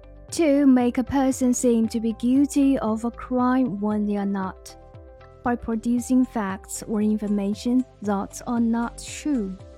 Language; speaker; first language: English; non-native, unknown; Chinese